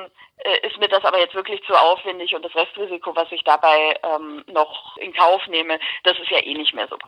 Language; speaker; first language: German; native; German